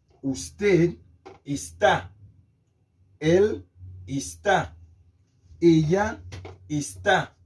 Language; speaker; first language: Spanish; non-native, fluent; Haitian Creole